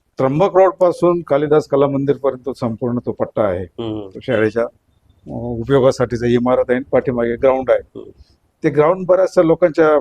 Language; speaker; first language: Marathi; native; Marathi